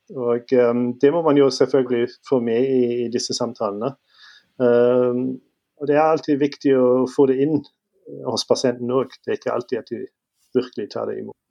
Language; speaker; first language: Norwegian; non-native, fluent; German